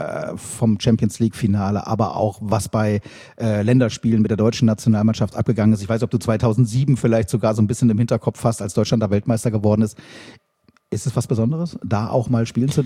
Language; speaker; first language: German; native; German